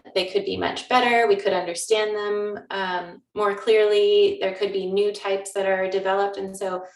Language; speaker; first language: English; native; English